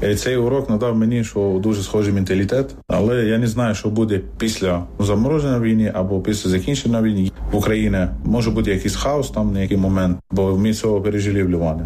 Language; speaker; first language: Ukrainian; non-native, fluent; Arabic